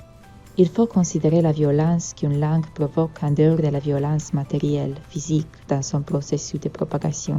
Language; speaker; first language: French; non-native, fluent; Romanian